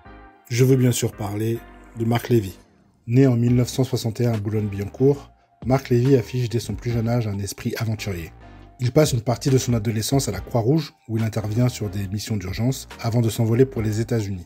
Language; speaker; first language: French; native; French